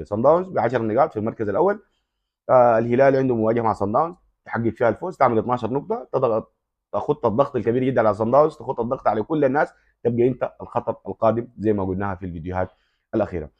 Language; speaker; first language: Arabic; native; Arabic